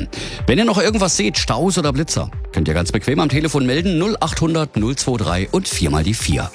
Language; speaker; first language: German; native; German